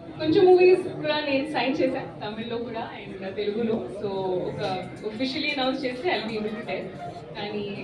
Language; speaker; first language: Telugu; non-native, learner; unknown